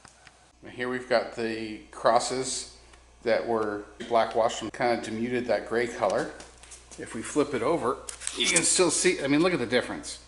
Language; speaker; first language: English; native; English